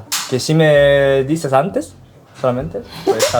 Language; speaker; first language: Spanish; non-native, learner; Korean